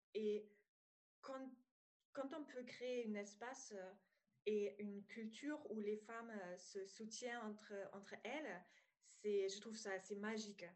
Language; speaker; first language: French; non-native, fluent; German